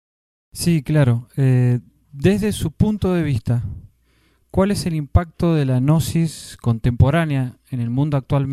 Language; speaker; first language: Spanish; native; Spanish